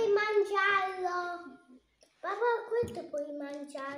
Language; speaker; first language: Italian; early bilingual, other home language; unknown